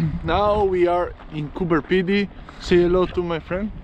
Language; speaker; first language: English; non-native, learner; Italian